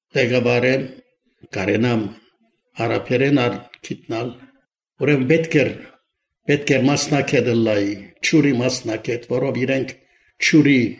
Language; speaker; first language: Armenian; early bilingual, heritage; Armenian